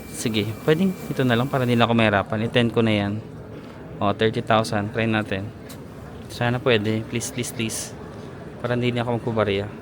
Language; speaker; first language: Filipino; native; Filipino